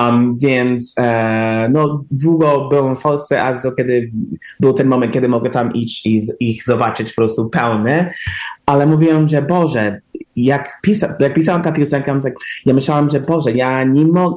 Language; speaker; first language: Polish; early bilingual, heritage; English